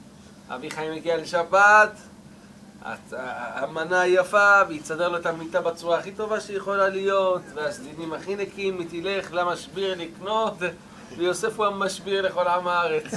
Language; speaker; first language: Hebrew; native; Hebrew